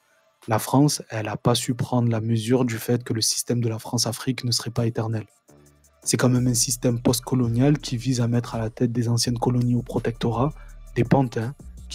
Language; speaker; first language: French; native; French